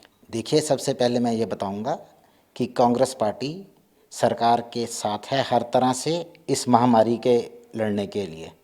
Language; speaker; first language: Hindi; native; Hindi